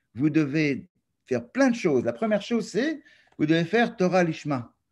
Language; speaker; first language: French; native; French